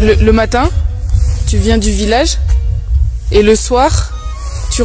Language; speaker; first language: French; native; French